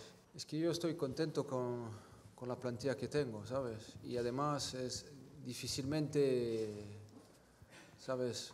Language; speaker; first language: Spanish; non-native, fluent; French